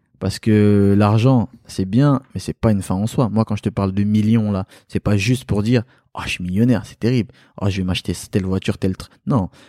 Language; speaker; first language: French; early bilingual, other home language; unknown